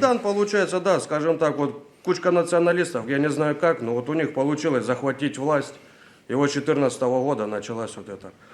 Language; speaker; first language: Russian; native; Russian